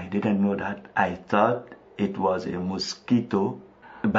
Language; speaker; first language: English; non-native, local second language; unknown